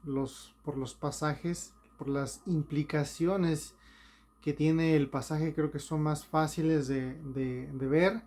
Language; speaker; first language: Spanish; native; Spanish